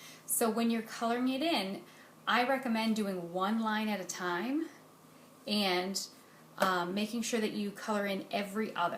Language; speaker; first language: English; native; English